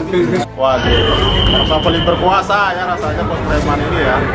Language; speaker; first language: Indonesian; native; Indonesian